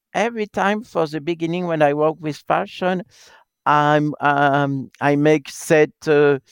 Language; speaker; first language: English; non-native, learner; French